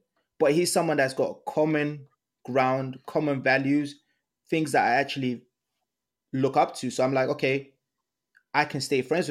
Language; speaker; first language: English; non-native, local second language; Yoruba